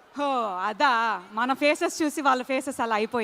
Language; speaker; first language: Telugu; native; Telugu